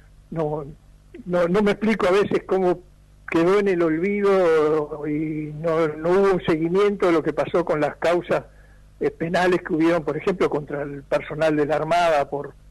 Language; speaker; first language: Spanish; native; Spanish